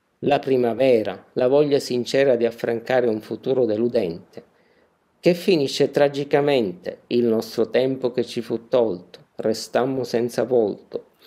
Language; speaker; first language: Italian; native; Italian